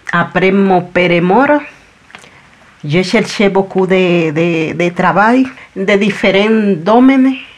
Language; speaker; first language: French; non-native, learner; Spanish